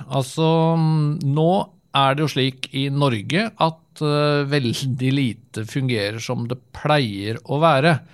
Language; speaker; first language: Norwegian; native; Norwegian